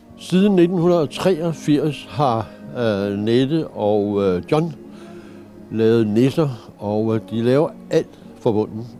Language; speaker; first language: Danish; native; Danish